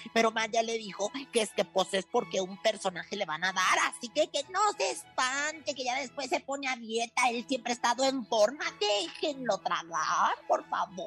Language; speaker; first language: Spanish; native; Spanish